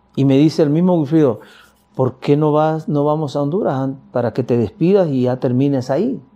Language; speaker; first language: Spanish; native; Spanish